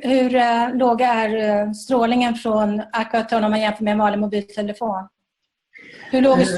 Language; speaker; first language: Swedish; native; Swedish